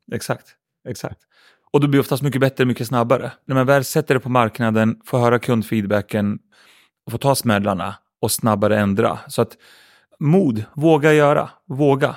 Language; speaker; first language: Swedish; early bilingual, other home language; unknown